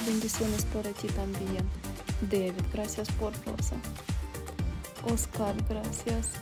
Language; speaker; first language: Spanish; non-native, learner; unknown